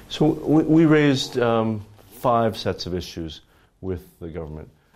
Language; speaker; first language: English; native; English